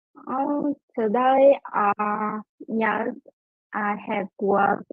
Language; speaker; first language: English; non-native, learner; Vietnamese